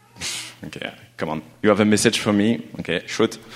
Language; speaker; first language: English; non-native, learner; French